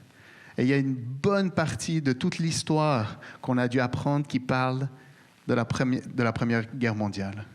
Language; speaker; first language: French; native; French